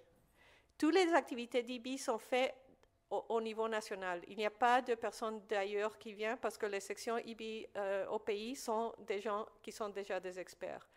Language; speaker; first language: French; non-native, fluent; Spanish